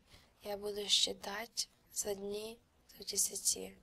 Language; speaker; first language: Russian; early bilingual, heritage; Russian